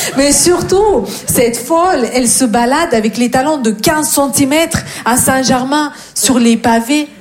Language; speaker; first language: French; non-native, fluent; Russian